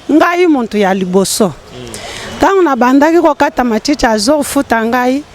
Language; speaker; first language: Lingala; non-native, local second language; Swahili